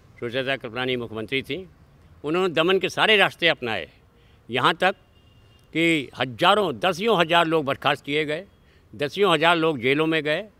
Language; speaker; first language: Hindi; native; Hindi